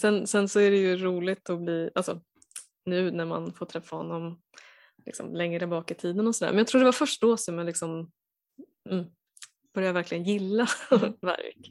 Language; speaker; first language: Swedish; native; Swedish